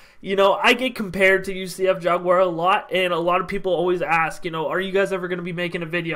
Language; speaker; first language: English; native; English